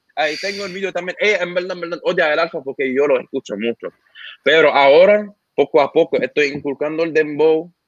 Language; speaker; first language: Spanish; non-native, fluent; Arabic